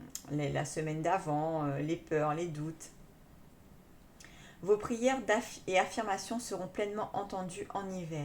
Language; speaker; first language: French; native; French